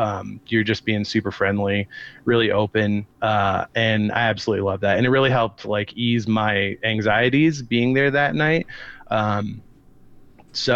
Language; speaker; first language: English; native; English